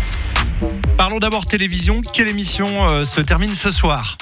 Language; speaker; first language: French; native; French